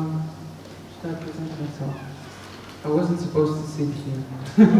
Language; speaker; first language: English; non-native, fluent; Russian